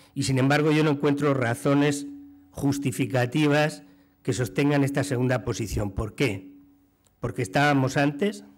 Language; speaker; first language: Spanish; native; Spanish